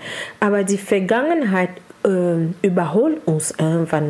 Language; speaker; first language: German; non-native, learner; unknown